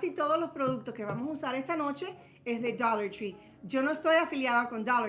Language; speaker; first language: Spanish; early bilingual, heritage; Spanish